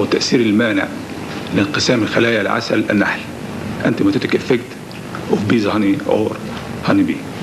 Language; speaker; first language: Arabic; native; Arabic